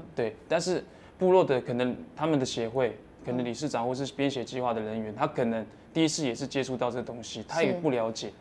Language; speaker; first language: Chinese; native; Chinese